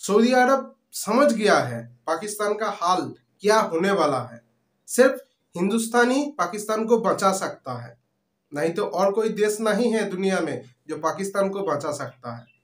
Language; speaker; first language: Hindi; non-native, local second language; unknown